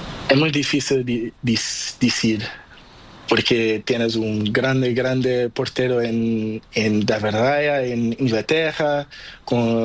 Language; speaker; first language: Spanish; non-native, learner; Portuguese